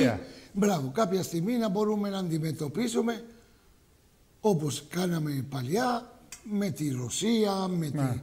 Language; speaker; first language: Greek; early bilingual, heritage; Greek